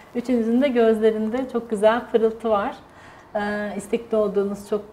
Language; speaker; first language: Turkish; native; Turkish